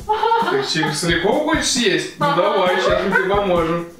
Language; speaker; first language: Russian; native; Russian